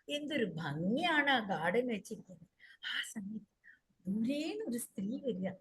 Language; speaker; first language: Malayalam; early bilingual, heritage; Malayalam